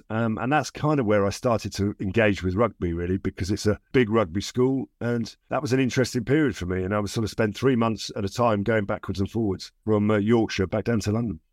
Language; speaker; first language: English; native; English